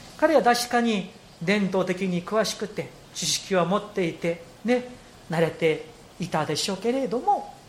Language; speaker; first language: Japanese; non-native, fluent; Korean